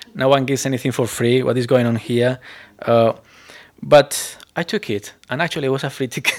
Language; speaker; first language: English; non-native, fluent; Spanish